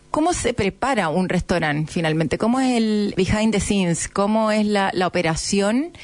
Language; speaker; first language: Spanish; native; Spanish